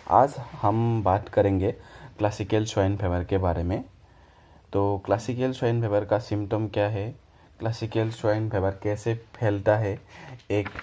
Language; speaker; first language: Hindi; non-native, local second language; Assamese